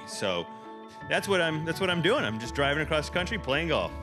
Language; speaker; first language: English; native; English